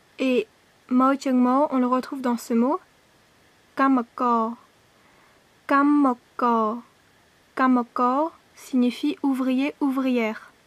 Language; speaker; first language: French; native; French